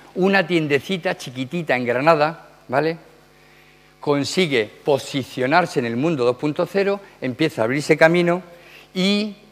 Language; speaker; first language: Spanish; native; Spanish